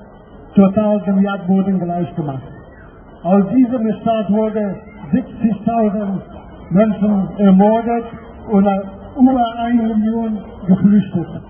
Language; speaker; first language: German; non-native, fluent; Persian